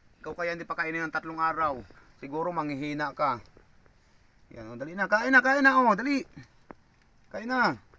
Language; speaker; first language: Filipino; native; Filipino